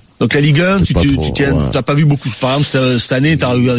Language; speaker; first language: French; native; French